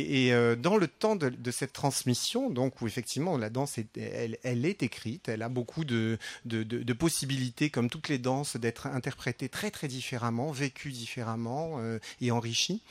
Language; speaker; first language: French; native; French